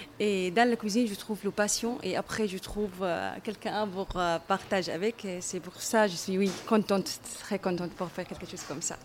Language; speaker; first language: French; non-native, learner; Arabic